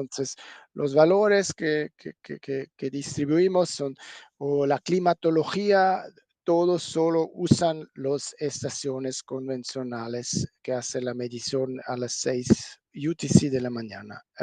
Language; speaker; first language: Spanish; non-native, fluent; German